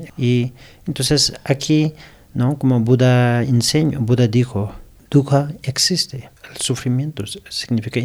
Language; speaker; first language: Spanish; non-native, learner; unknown